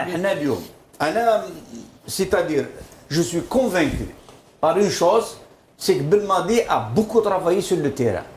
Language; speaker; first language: Arabic; native; Arabic